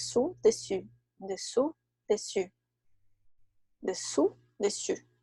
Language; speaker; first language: French; non-native, fluent; Portuguese